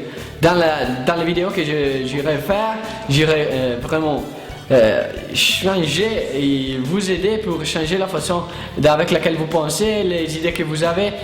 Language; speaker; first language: French; non-native, learner; Italian